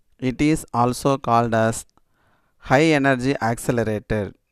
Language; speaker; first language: English; non-native, local second language; Tamil